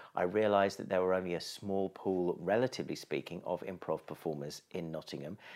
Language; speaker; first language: English; native; English